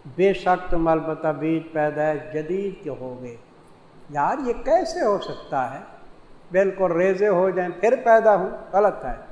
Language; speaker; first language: Urdu; non-native, local second language; Saraiki